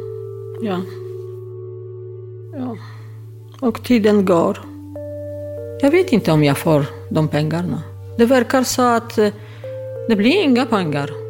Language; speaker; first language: Swedish; non-native, fluent; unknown